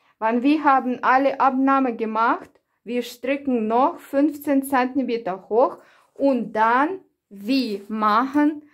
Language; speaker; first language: German; non-native, learner; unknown